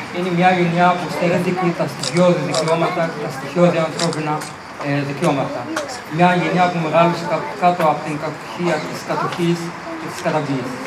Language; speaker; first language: Greek; non-native, fluent; Arabic